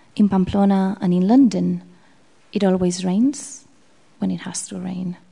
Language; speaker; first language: English; non-native, fluent; Basque